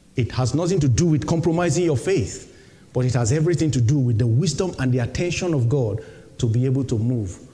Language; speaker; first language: English; non-native, local second language; Yoruba